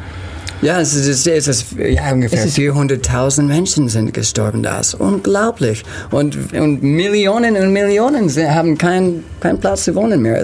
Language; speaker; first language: German; non-native, learner; English